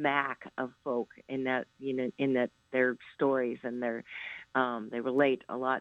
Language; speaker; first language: English; native; English